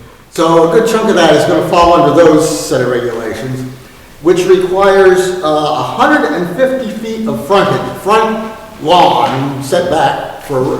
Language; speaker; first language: English; native; English